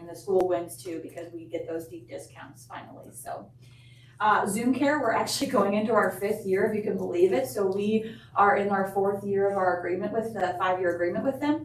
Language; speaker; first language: English; native; English